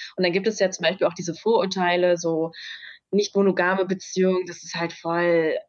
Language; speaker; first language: German; native; German